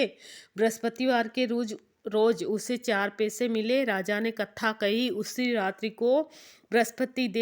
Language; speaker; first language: Hindi; native; Hindi